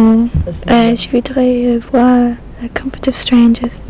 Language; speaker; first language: French; non-native, learner; English